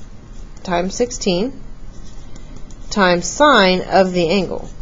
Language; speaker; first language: English; native; English